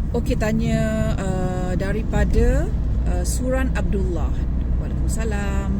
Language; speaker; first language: Malay; native; Malay